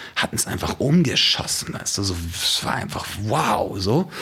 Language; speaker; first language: German; native; German